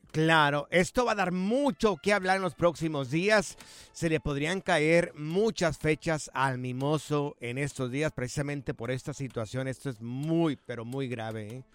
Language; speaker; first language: Spanish; native; Spanish